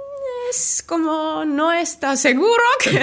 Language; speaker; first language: Spanish; non-native, learner; Finnish